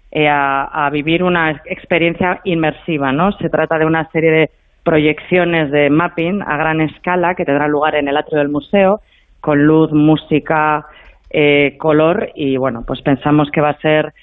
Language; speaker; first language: Spanish; native; Spanish